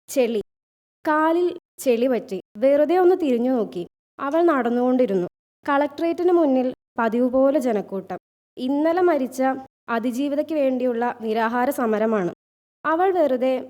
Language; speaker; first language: Malayalam; native; Malayalam